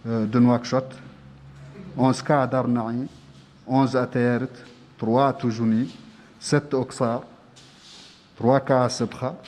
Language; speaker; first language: French; non-native, local second language; Arabic